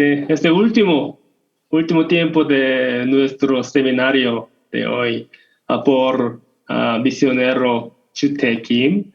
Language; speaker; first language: Spanish; non-native, learner; Korean